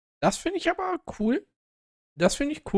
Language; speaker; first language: German; native; German